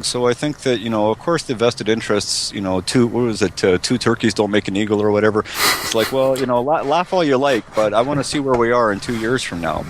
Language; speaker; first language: English; native; English